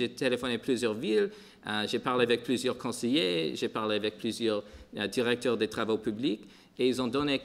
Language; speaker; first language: French; non-native, local second language; English